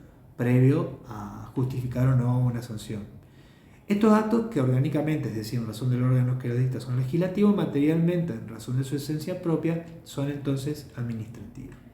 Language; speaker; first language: Spanish; native; Spanish